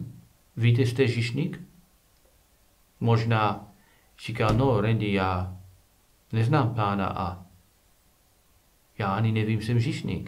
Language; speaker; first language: Czech; non-native, learner; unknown